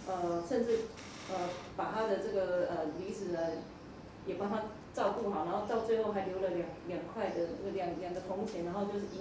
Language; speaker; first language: Chinese; native; Chinese